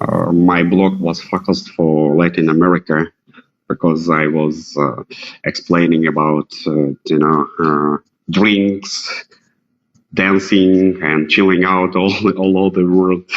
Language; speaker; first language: English; non-native, fluent; Russian